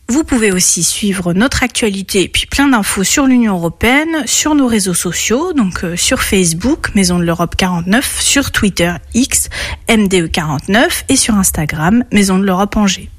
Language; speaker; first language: French; native; French